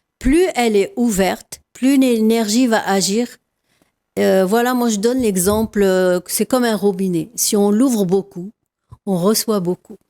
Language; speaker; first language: French; non-native, local second language; Arabic